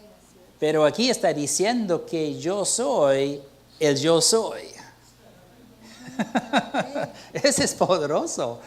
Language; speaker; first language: Spanish; non-native, fluent; English